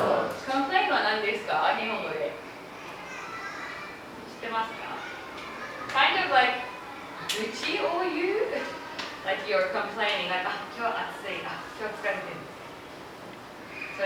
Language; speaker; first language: Japanese; non-native, fluent; English